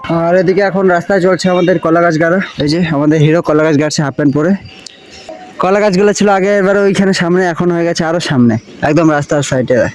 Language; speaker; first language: Bangla; non-native, local second language; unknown